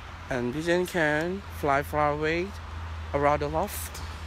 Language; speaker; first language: English; non-native, learner; Thai